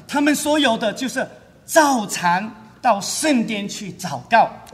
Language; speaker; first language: Chinese; native; Chinese